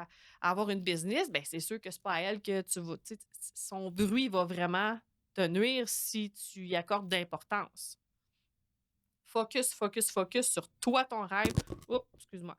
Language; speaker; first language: French; native; French